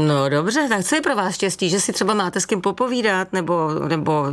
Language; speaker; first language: Czech; native; Czech